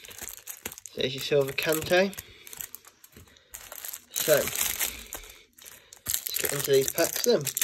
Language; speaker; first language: English; native; English